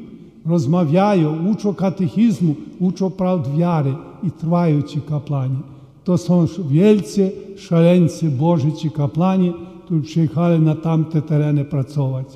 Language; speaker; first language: Polish; early bilingual, heritage; Polish